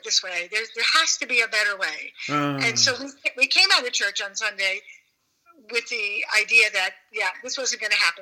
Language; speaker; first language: English; native; English